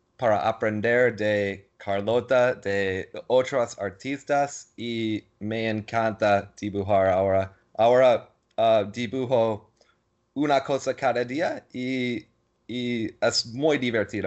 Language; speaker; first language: Spanish; non-native, learner; English